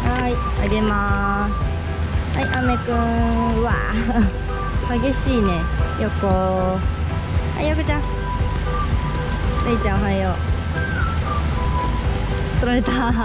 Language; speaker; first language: Japanese; native; Japanese